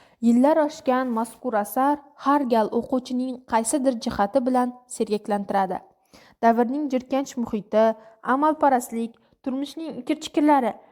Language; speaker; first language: Uzbek; non-native, local second language; Kara-Kalpak